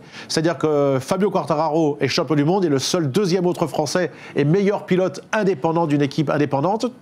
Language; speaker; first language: French; native; French